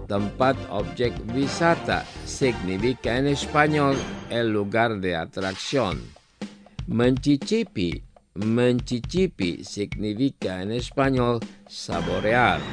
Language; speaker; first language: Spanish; non-native, fluent; Indonesian